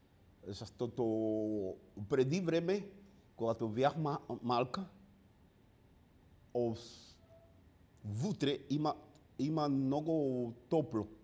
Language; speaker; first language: Bulgarian; non-native, learner; Spanish